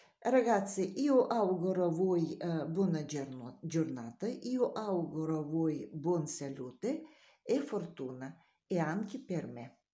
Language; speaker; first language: Italian; non-native, learner; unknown